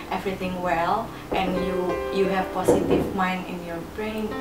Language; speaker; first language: English; non-native, learner; Indonesian